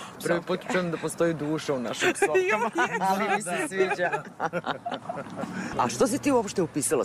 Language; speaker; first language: Serbian; native; Serbian